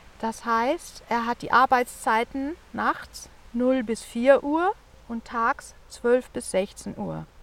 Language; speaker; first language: German; native; German